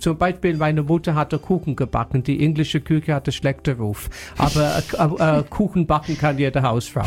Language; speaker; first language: German; non-native, fluent; English